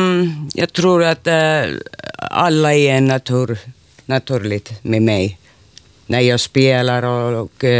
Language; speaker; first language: Swedish; non-native, local second language; Finnish